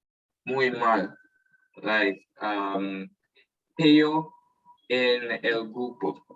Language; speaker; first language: Spanish; non-native, learner; English